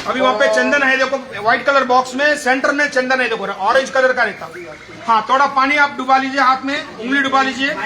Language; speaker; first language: Hindi; non-native, local second language; Telugu